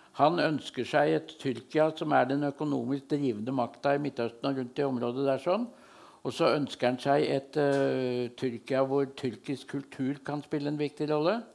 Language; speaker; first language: Norwegian; native; Norwegian